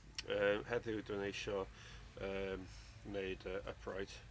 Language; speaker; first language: Welsh; non-native, learner; English